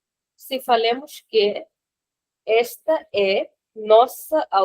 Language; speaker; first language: Portuguese; non-native, fluent; Hindi